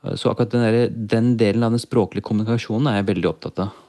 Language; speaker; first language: Norwegian; early bilingual, other home language; Urdu